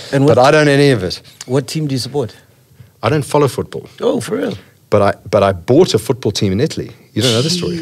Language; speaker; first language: English; native; English